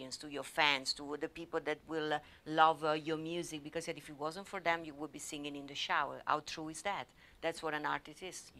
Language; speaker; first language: English; non-native, fluent; Italian